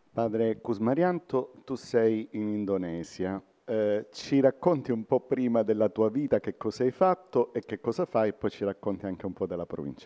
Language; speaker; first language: Italian; native; Italian